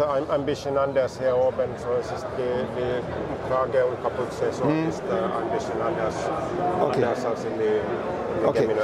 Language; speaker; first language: German; non-native, fluent; Finnish